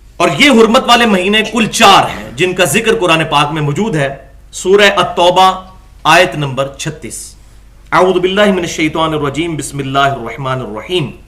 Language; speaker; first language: Urdu; non-native, local second language; Punjabi